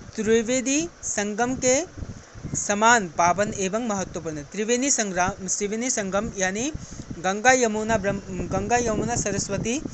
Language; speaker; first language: Hindi; non-native, local second language; Assamese